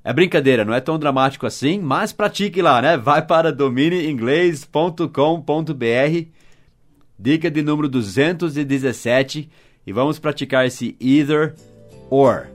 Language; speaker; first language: Portuguese; non-native, fluent; English